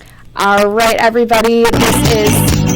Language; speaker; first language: English; native; English